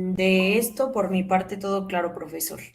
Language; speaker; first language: Spanish; native; Spanish